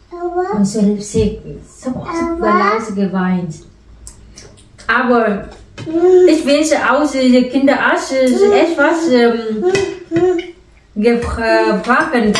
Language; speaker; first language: German; non-native, learner; Vietnamese